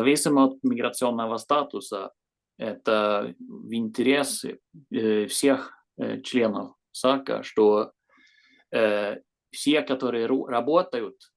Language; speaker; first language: Russian; non-native, fluent; Swedish